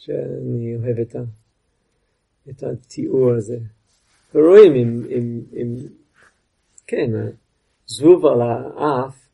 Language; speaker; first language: Hebrew; non-native, fluent; English